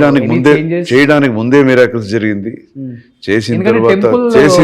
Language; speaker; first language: Telugu; native; Telugu